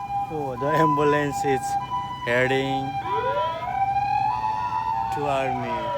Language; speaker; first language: English; non-native, learner; Nepali